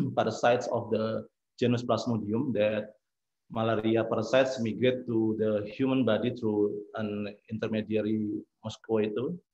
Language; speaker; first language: English; non-native, learner; Indonesian